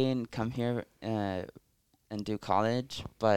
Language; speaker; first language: English; non-native, fluent; Italian